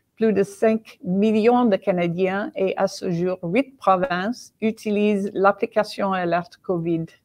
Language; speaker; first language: French; non-native, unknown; English